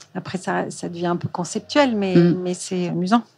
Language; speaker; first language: French; native; French